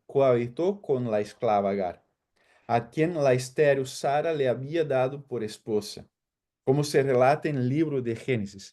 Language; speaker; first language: Spanish; non-native, fluent; Portuguese